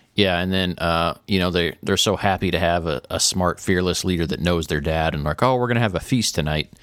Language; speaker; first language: English; native; English